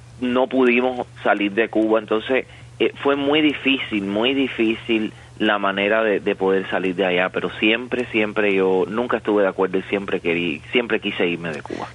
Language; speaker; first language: Spanish; native; Spanish